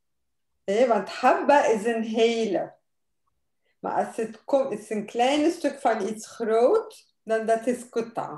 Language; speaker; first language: Dutch; non-native, fluent; Arabic